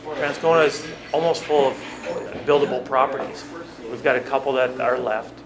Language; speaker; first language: English; native; English